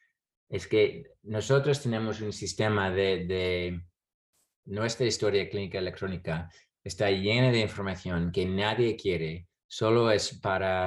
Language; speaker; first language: Spanish; non-native, fluent; English